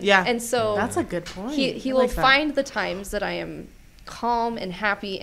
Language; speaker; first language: English; native; English